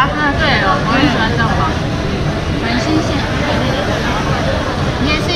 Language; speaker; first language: Chinese; non-native, fluent; Korean